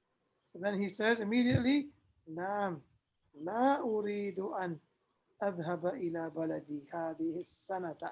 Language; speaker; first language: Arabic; non-native, fluent; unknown